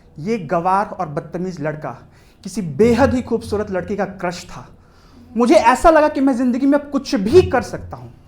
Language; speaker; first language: Hindi; native; Hindi